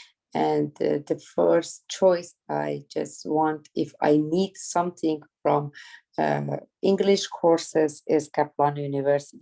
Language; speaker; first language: English; non-native, learner; Persian